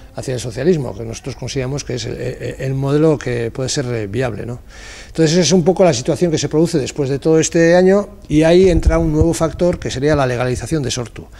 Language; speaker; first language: Spanish; native; Spanish